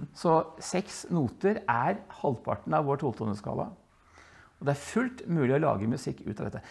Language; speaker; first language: Norwegian; early bilingual, other home language; Dutch